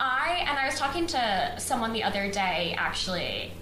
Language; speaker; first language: English; native; English